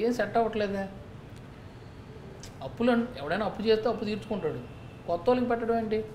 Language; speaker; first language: Telugu; native; Telugu